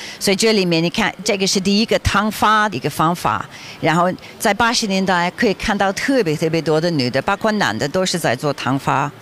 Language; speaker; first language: Chinese; non-native, fluent; English